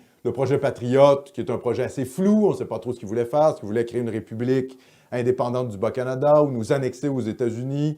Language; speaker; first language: French; native; French